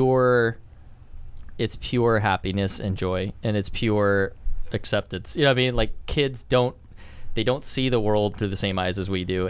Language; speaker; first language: English; native; English